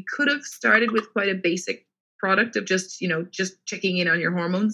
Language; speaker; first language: English; native; English